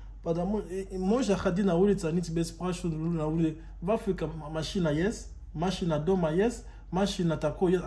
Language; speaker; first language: Russian; non-native, learner; Lingala